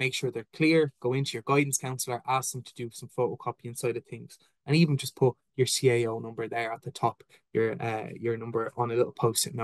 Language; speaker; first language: English; native; English